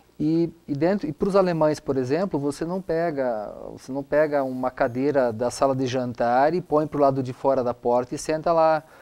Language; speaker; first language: Portuguese; non-native, local second language; German